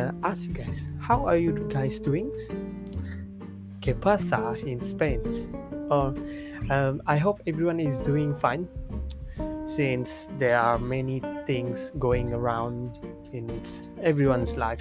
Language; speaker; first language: English; non-native, local second language; Malay